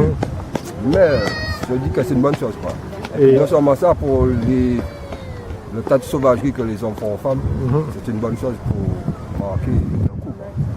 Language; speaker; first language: French; native; French